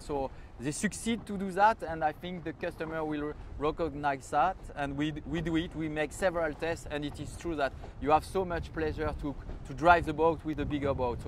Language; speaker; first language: English; non-native, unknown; French